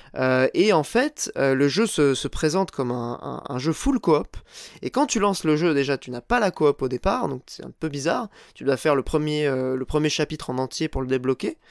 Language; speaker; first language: French; native; French